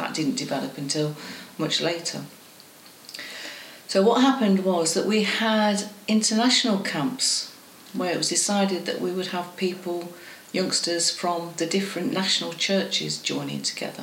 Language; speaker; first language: English; non-native, local second language; Estonian